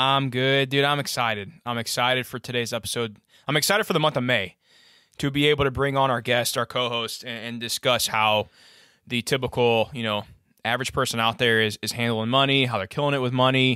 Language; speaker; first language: English; native; English